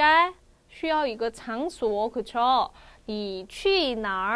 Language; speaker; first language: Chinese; non-native, fluent; Korean